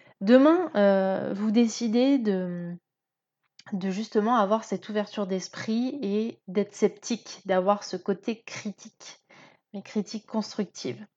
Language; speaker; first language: French; native; French